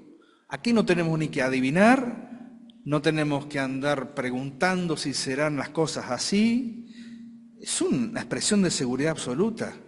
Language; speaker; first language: Spanish; native; Spanish